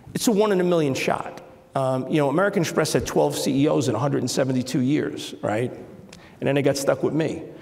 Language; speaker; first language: English; native; English